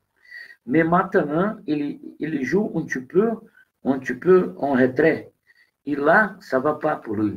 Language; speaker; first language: French; non-native, learner; Portuguese